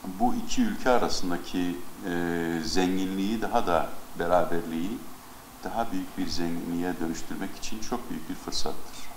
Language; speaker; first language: Turkish; native; Turkish